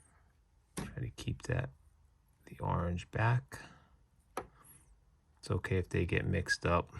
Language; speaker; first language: English; native; English